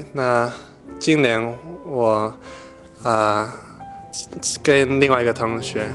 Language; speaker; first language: Chinese; early bilingual, heritage; Chinese